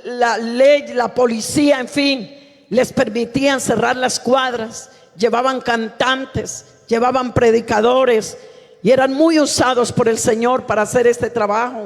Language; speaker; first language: Spanish; native; Spanish